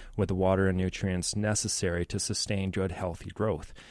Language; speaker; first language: English; native; English